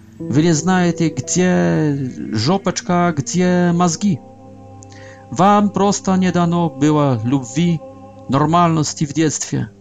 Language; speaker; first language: Polish; non-native, learner; Russian